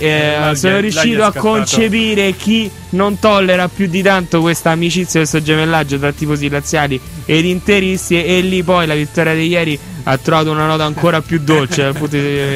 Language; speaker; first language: Italian; native; Italian